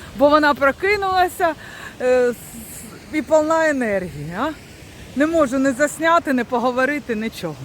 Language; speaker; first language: Ukrainian; native; Ukrainian